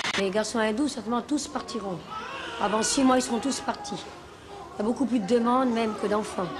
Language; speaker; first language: French; native; French